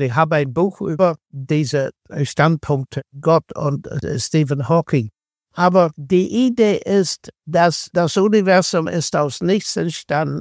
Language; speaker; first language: German; non-native, fluent; English